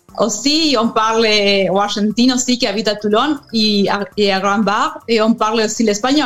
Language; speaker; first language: French; non-native, learner; Spanish